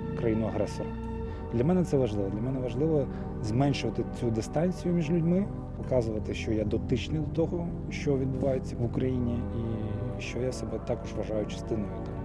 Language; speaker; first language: Ukrainian; non-native, local second language; Crimean Tatar